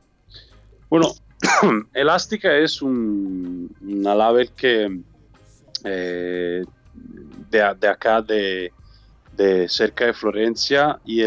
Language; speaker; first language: Spanish; non-native, learner; Italian